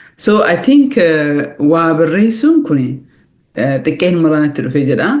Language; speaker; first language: Oromo; early bilingual, heritage; Oromo